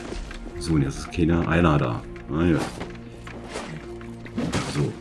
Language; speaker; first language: German; native; German